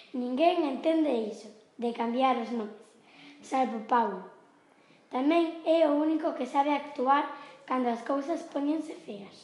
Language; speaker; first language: Galician; non-native, local second language; Spanish